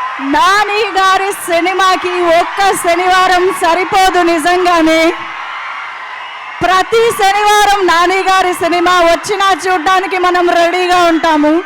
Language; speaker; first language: Telugu; native; Telugu